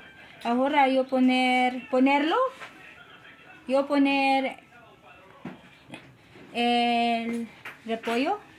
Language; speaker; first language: Spanish; non-native, learner; Filipino